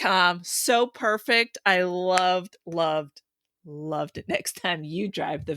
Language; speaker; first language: English; native; English